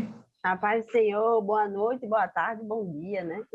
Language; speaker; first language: Portuguese; native; Portuguese